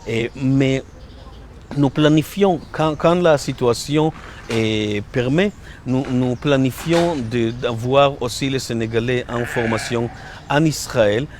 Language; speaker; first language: French; non-native, learner; Hebrew